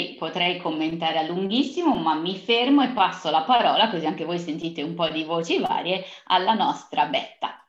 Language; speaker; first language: Italian; early bilingual, other home language; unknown